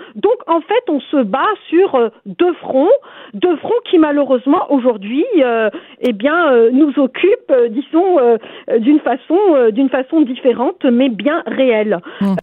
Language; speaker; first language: French; non-native, local second language; Arabic